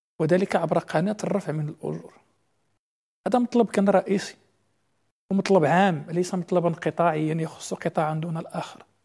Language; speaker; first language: Arabic; native; Arabic